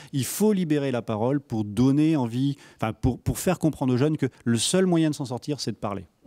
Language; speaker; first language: French; native; French